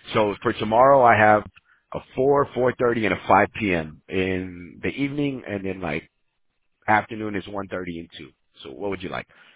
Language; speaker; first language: English; native; English